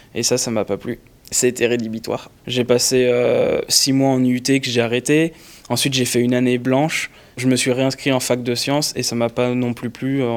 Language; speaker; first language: French; native; French